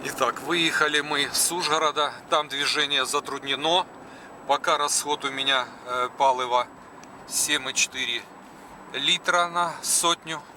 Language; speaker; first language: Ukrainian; non-native, local second language; Russian